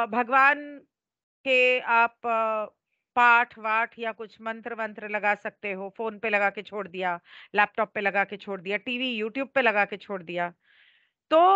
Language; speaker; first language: Hindi; native; Hindi